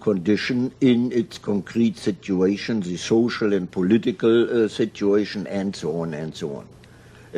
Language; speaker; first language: English; non-native, fluent; German